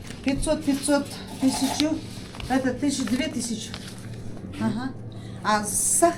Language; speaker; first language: Russian; non-native, local second language; Kazakh